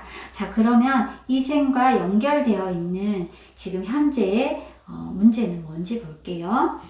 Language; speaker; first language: Korean; native; Korean